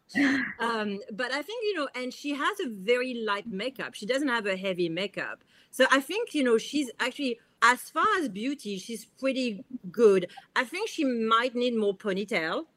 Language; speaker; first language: English; non-native, fluent; French